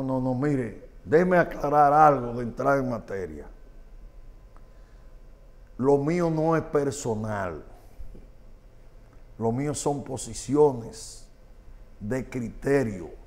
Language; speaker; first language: Spanish; native; Spanish